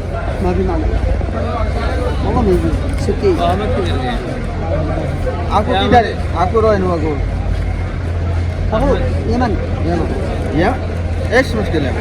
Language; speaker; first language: Arabic; non-native, learner; Bangla